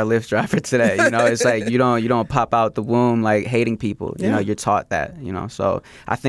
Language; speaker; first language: English; native; English